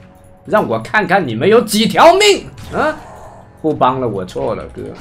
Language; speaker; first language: Chinese; native; Chinese